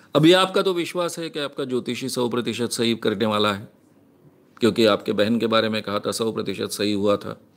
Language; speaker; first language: Hindi; non-native, local second language; Marathi